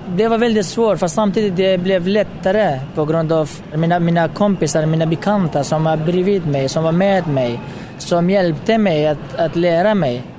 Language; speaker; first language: Swedish; non-native, fluent; Pashto